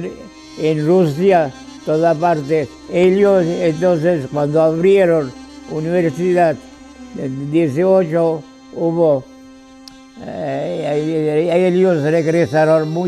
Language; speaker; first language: Spanish; non-native, fluent; Georgian